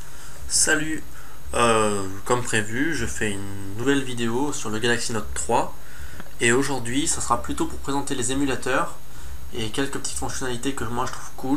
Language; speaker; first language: French; native; French